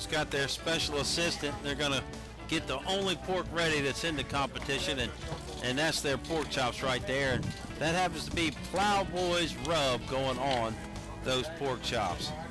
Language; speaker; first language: English; native; English